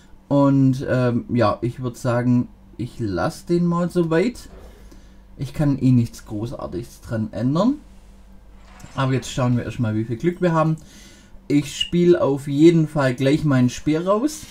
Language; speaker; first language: German; native; German